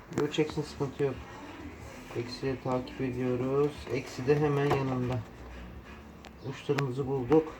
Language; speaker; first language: Turkish; native; Turkish